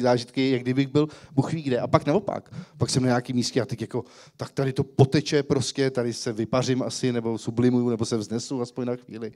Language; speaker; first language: Czech; native; Czech